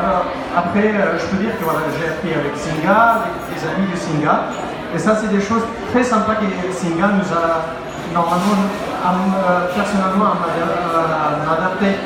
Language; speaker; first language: French; non-native, learner; Pashto